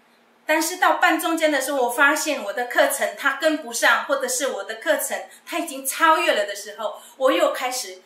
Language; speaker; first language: Chinese; non-native, local second language; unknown